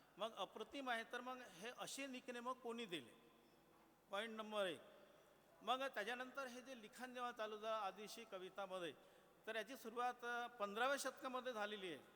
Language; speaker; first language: Marathi; non-native, local second language; Gondi